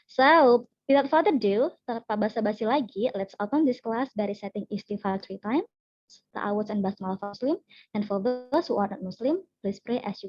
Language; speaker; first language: English; non-native, learner; Indonesian